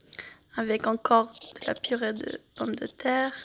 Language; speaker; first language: French; non-native, fluent; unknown